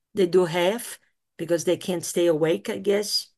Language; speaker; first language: English; early bilingual, other home language; Italian